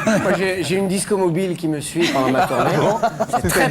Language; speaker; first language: French; native; French